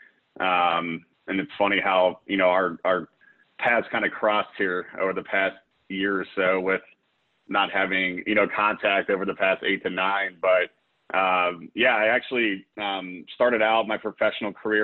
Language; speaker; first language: English; native; English